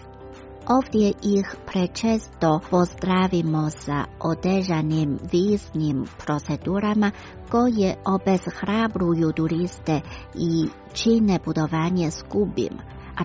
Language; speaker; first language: Croatian; non-native, fluent; Chinese